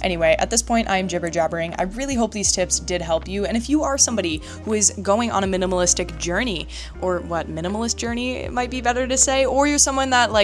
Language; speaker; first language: English; native; English